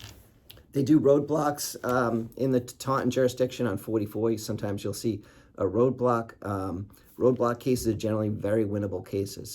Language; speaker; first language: English; native; English